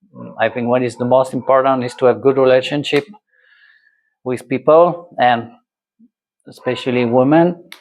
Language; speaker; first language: English; non-native, learner; French